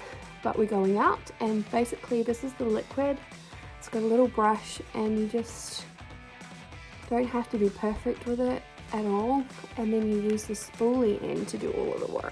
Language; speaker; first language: English; native; English